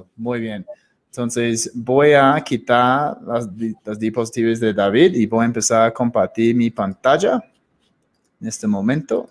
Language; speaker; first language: Spanish; non-native, fluent; English